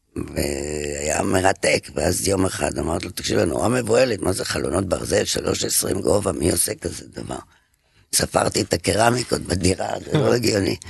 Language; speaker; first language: Hebrew; non-native, fluent; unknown